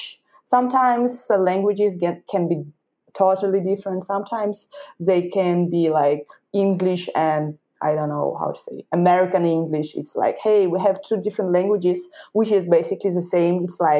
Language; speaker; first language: English; non-native, fluent; Russian